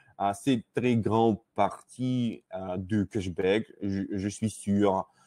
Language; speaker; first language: French; non-native, learner; Russian